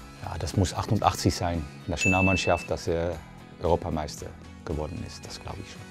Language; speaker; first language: German; non-native, fluent; Dutch